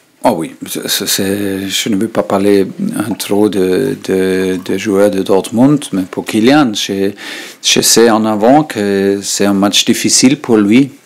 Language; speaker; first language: French; non-native, learner; German